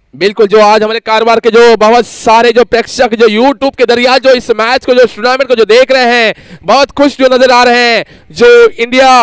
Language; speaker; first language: Hindi; native; Hindi